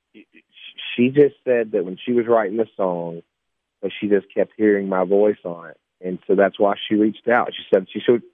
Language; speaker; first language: English; native; English